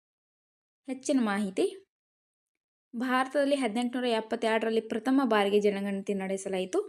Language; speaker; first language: Kannada; native; Kannada